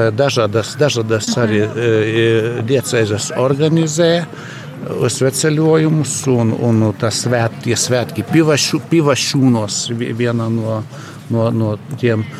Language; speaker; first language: Latvian; non-native, learner; Lithuanian